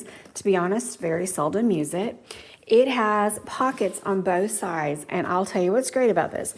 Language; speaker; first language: English; native; English